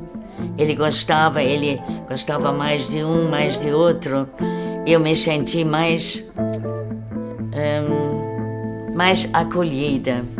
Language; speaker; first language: Portuguese; early bilingual, other home language; German